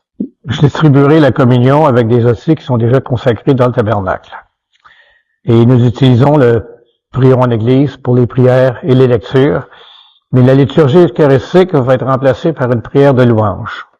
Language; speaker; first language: French; native; French